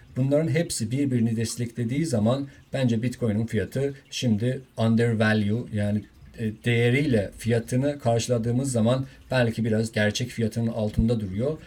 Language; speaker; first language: Turkish; non-native, fluent; Persian